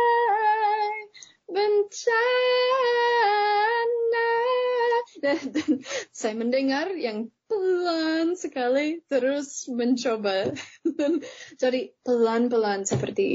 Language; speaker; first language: Indonesian; non-native, fluent; English